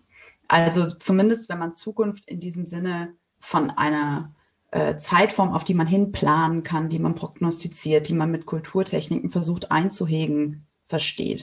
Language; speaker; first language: German; native; German